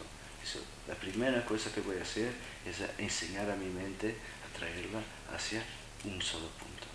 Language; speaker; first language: Spanish; non-native, fluent; Portuguese